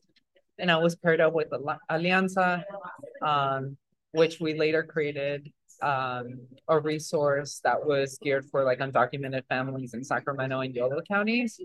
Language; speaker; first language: English; early bilingual, other home language; Spanish